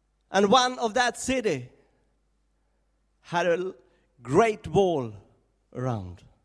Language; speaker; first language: English; non-native, fluent; Swedish